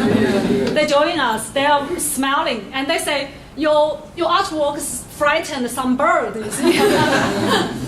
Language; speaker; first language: English; non-native, learner; Chinese